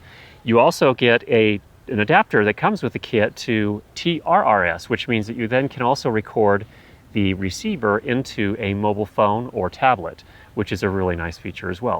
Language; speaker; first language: English; native; English